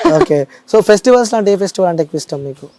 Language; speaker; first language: Telugu; native; Telugu